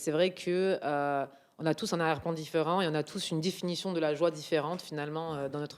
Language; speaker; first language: French; native; French